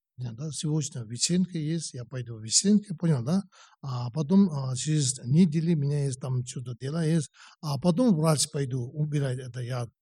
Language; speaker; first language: Russian; non-native, learner; Tibetan